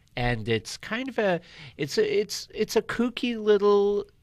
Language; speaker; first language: English; native; English